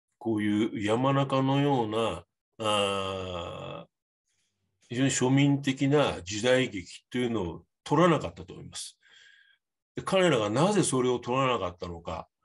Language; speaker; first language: Japanese; native; Japanese